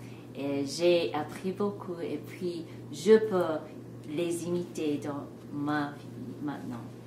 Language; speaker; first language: French; non-native, fluent; English